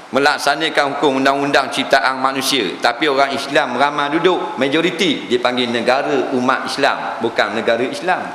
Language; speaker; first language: Malay; native; Malay